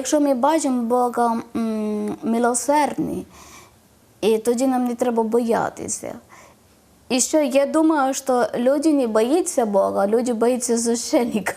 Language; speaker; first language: Ukrainian; non-native, learner; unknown